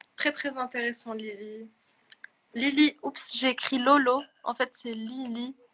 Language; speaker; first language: French; non-native, local second language; Arabic